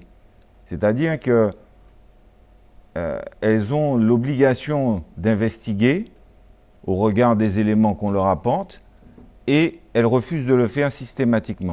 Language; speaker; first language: French; native; French